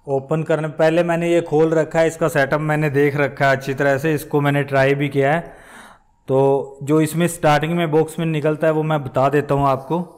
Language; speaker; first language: Hindi; non-native, local second language; Punjabi